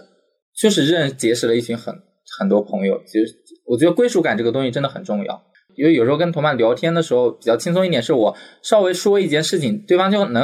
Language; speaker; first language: Chinese; native; Chinese